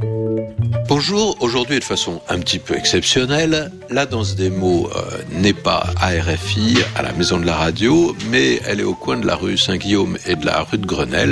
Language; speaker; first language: French; native; French